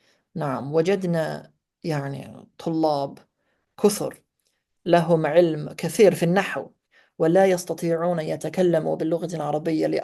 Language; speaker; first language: Arabic; non-native, fluent; English